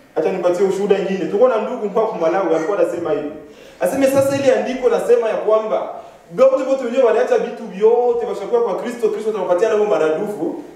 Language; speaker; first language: Swahili; non-native, local second language; Nande